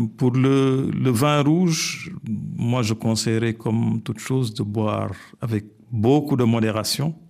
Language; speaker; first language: French; non-native, local second language; Wolof